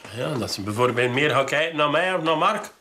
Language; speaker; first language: Dutch; native; Dutch